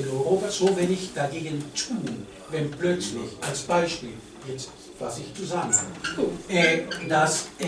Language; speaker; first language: German; non-native, fluent; Spanish